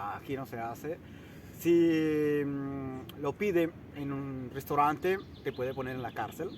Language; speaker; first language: Spanish; early bilingual, heritage; Italian